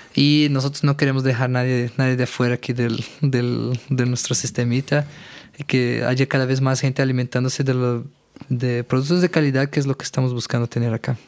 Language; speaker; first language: Spanish; non-native, fluent; Portuguese